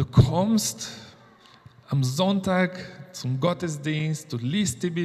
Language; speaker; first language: German; non-native, fluent; Portuguese